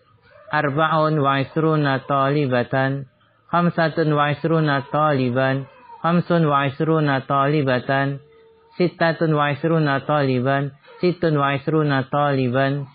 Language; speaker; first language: Arabic; non-native, fluent; Indonesian